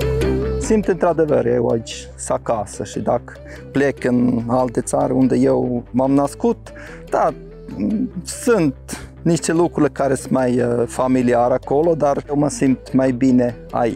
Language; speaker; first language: Romanian; non-native, fluent; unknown